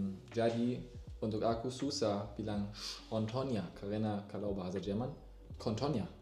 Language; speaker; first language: Indonesian; non-native, learner; German